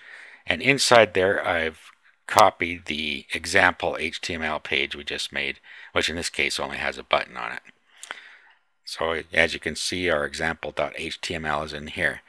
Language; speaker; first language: English; native; English